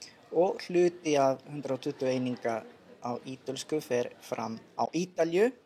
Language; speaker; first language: Icelandic; non-native, fluent; Italian